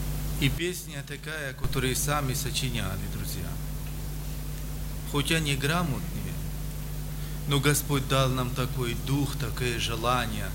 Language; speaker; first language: Russian; non-native, local second language; Romany